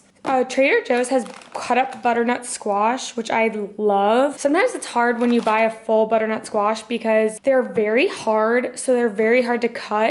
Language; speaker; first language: English; native; English